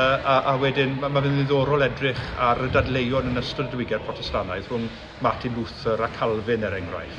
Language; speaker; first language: Welsh; native; Welsh